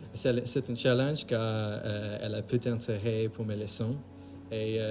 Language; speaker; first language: French; non-native, learner; English